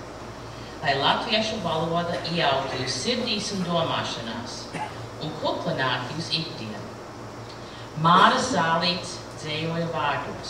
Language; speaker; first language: Latvian; early bilingual, heritage; Latvian